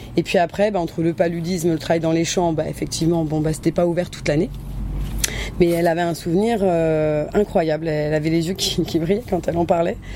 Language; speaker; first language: French; native; French